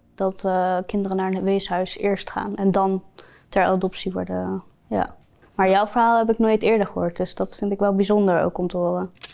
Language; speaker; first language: Dutch; early bilingual, other home language; Spanish